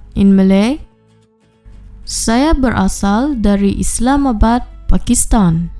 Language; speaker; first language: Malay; non-native, fluent; Urdu